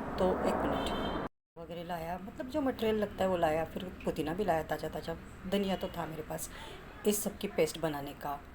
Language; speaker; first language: Hindi; non-native, local second language; Marathi